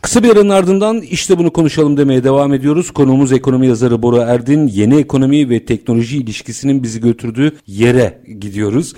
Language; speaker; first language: Turkish; native; Turkish